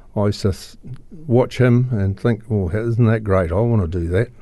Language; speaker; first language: English; native; English